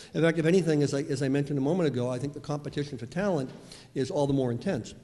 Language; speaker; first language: English; native; English